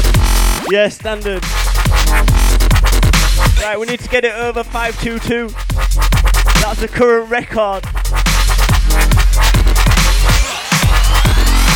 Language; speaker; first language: English; native; English